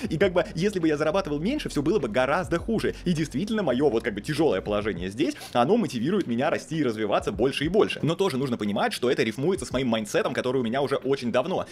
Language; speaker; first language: Russian; native; Russian